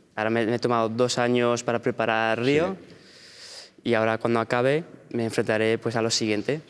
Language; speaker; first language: Spanish; early bilingual, heritage; Spanish